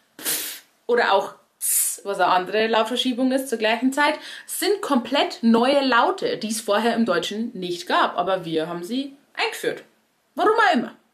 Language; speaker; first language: German; native; German